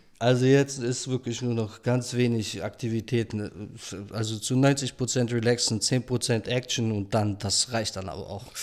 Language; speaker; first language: German; early bilingual, other home language; Polish